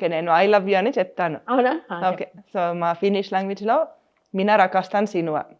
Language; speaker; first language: Telugu; non-native, fluent; Finnish